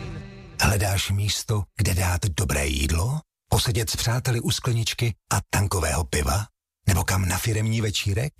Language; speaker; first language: Czech; native; Czech